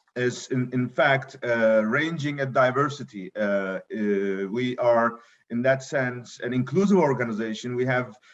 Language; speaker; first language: English; non-native, fluent; Turkish